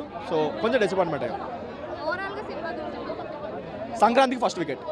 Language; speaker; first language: Telugu; native; Telugu